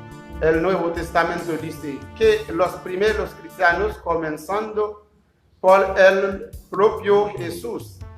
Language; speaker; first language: Spanish; non-native, learner; Haitian Creole